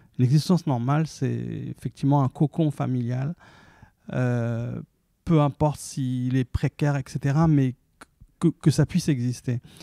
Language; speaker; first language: French; early bilingual, other home language; Arabic